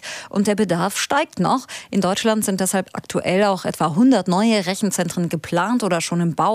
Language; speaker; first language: German; native; German